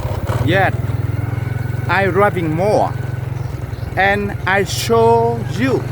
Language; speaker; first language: English; non-native, learner; Vietnamese